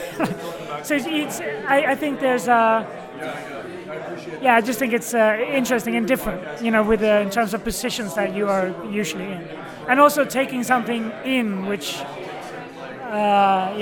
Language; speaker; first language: English; non-native, fluent; Swedish